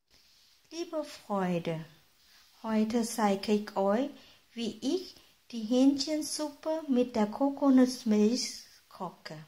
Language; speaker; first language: German; non-native, fluent; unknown